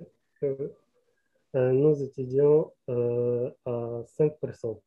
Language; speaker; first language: French; non-native, learner; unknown